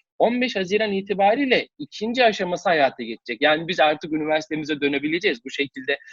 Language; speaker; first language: Turkish; native; Turkish